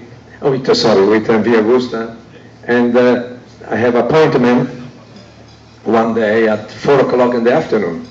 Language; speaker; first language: English; non-native, learner; Italian